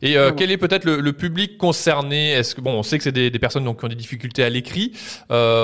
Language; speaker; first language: French; native; French